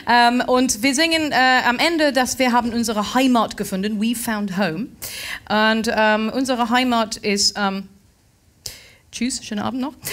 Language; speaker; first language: German; non-native, fluent; English